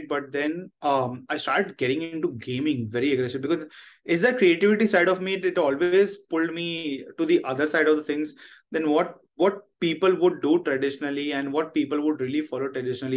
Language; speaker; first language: English; non-native, local second language; Hindi